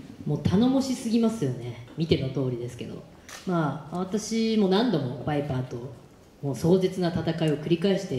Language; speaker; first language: Japanese; native; Japanese